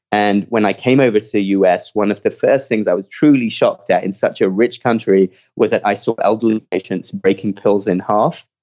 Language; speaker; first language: English; native; English